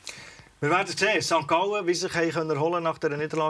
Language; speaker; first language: German; native; German